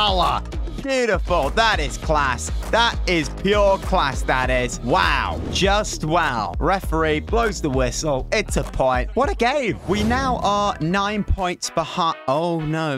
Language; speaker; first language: English; native; English